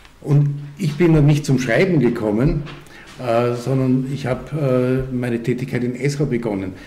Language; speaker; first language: German; early bilingual, other home language; Hungarian